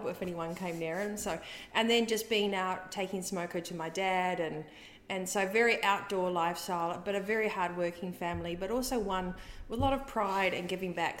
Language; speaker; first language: English; native; English